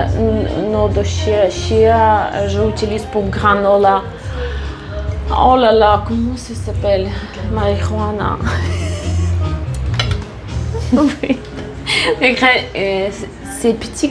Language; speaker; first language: French; non-native, fluent; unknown